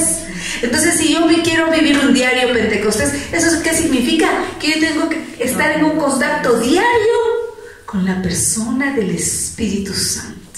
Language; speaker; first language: Spanish; native; Spanish